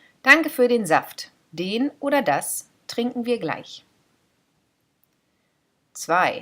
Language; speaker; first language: German; non-native, fluent; English